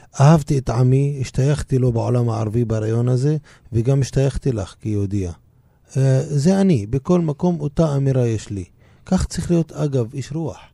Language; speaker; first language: Hebrew; non-native, local second language; Arabic